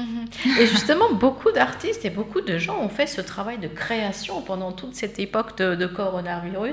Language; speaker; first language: French; native; French